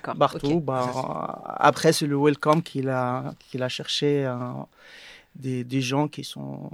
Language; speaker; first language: French; non-native, learner; Arabic